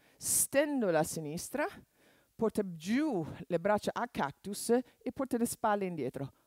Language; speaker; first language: Italian; non-native, fluent; English